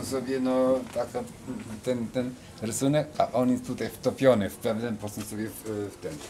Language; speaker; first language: Polish; native; Polish